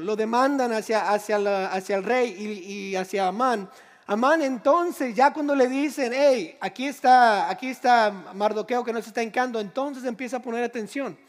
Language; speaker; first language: Spanish; native; Spanish